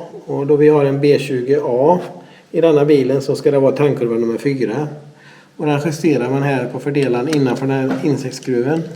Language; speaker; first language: Swedish; native; Swedish